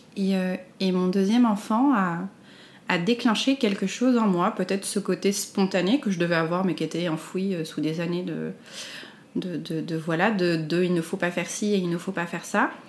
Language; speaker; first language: French; non-native, local second language; Arabic